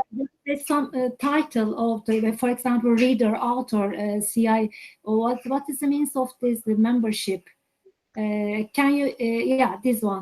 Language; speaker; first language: English; non-native, learner; Turkish